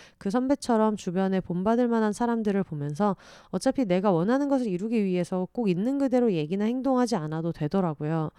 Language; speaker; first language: Korean; native; Korean